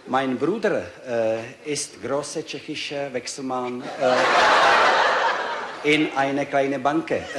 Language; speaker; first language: German; non-native, learner; Czech